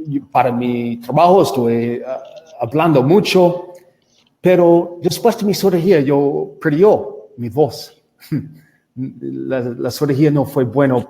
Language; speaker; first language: Spanish; non-native, learner; English